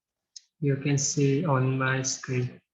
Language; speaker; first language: English; non-native, learner; Vietnamese